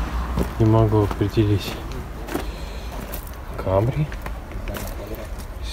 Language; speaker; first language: Russian; native; Russian